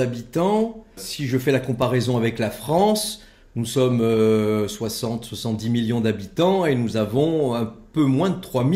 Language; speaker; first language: French; native; French